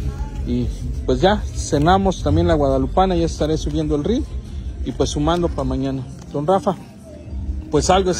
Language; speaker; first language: Spanish; native; Spanish